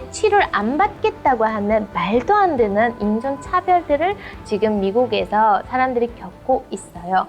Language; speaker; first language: Korean; non-native, fluent; Mongolian